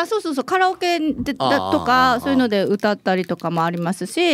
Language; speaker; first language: Japanese; native; Japanese